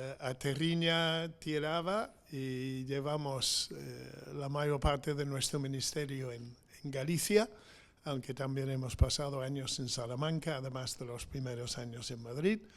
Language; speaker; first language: Spanish; non-native, fluent; English